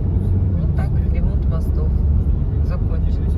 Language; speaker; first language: Russian; native; Russian